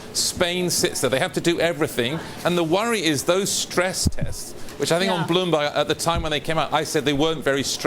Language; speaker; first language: English; native; English